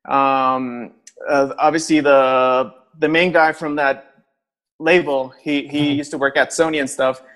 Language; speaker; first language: English; native; English